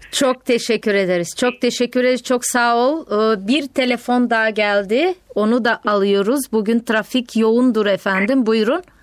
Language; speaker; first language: Turkish; native; Turkish